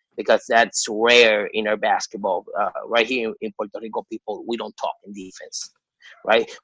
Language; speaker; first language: English; non-native, fluent; Spanish